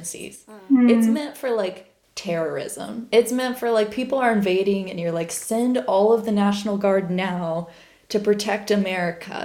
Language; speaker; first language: English; native; English